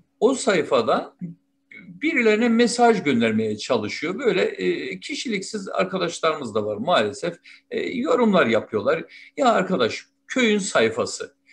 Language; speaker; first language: Turkish; native; Turkish